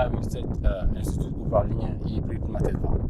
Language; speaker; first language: Russian; non-native, learner; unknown